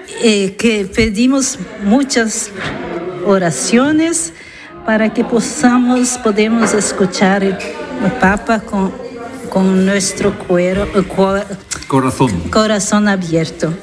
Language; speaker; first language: Spanish; non-native, learner; French